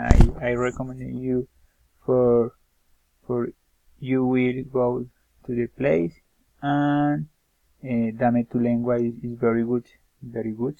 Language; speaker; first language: English; non-native, learner; Spanish